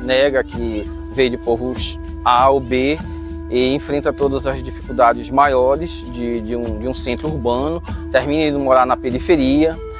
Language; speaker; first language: Portuguese; native; Portuguese